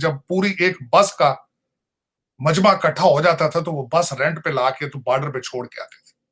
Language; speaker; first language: Urdu; non-native, local second language; Punjabi